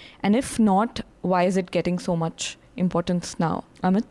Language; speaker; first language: English; non-native, local second language; Hindi